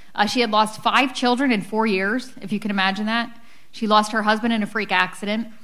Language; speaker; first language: English; native; English